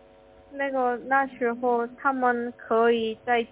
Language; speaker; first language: Chinese; non-native, learner; Korean